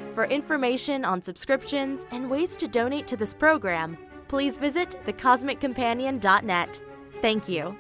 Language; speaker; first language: English; native; English